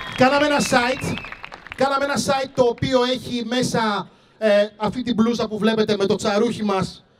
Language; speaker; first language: Greek; early bilingual, other home language; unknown